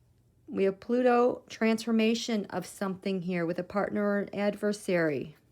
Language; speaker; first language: English; native; English